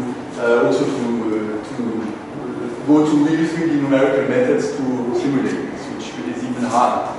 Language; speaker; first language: English; non-native, fluent; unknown